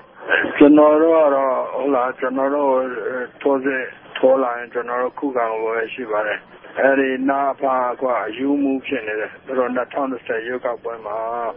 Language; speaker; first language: Burmese; non-native, local second language; S'gaw Karen